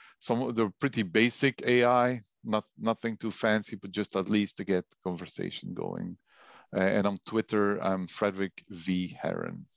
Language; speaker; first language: English; non-native, fluent; Dutch